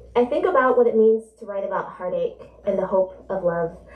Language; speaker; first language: English; native; English